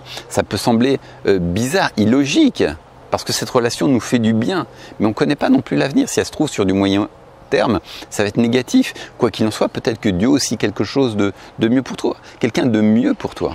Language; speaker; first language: French; native; French